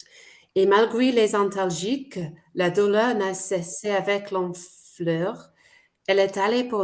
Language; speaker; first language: French; non-native, fluent; English